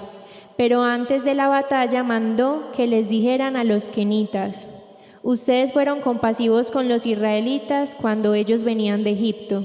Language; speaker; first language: Spanish; native; Spanish